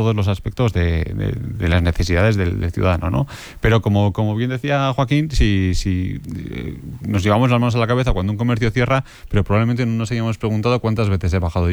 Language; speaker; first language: Spanish; native; Spanish